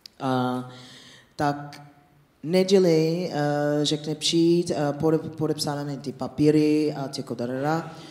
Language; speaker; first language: Czech; non-native, fluent; English